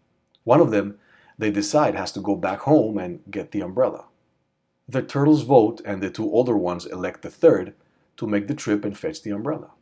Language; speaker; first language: English; native; English